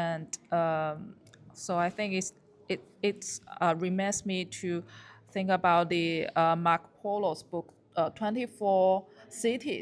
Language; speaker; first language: English; non-native, learner; Chinese